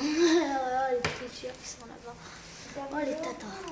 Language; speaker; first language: French; native; French